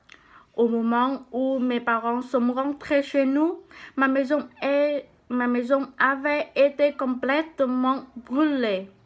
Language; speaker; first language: French; non-native, learner; Vietnamese